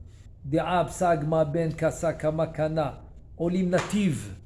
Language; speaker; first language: Hebrew; non-native, fluent; French